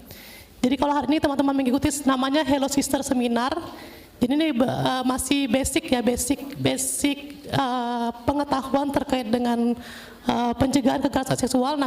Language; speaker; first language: Indonesian; native; Indonesian